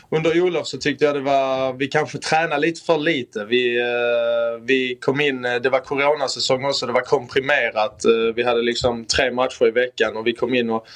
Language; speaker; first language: Swedish; native; Swedish